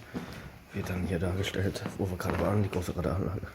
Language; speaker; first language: German; native; German